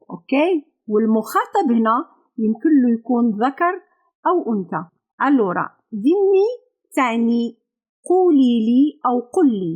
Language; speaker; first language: Arabic; native; Arabic